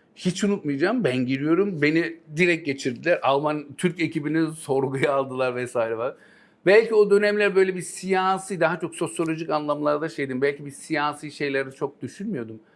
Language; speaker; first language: Turkish; early bilingual, heritage; Turkish